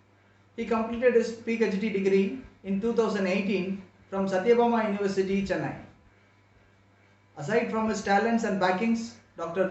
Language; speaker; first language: English; non-native, local second language; Tamil